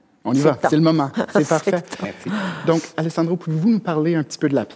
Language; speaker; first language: French; native; French